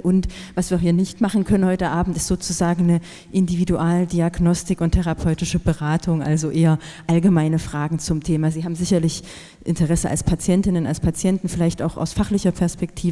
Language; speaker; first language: German; native; German